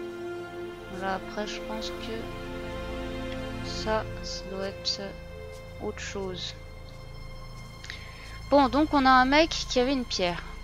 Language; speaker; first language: French; native; French